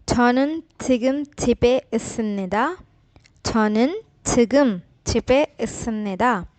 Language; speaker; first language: Korean; non-native, learner; Urdu